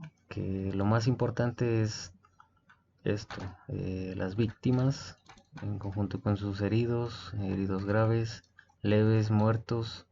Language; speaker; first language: Spanish; native; Spanish